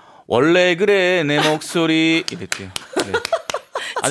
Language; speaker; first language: Korean; native; Korean